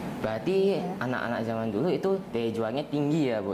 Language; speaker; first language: Indonesian; native; Indonesian